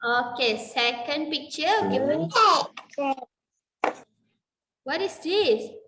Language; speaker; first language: English; non-native, local second language; Malay